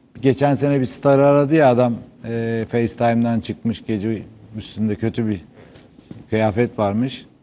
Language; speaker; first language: Turkish; native; Turkish